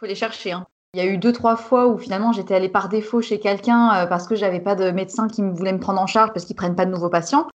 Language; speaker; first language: French; native; French